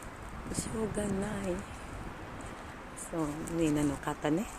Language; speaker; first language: Japanese; non-native, learner; Filipino